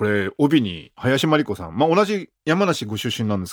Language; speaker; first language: Japanese; native; Japanese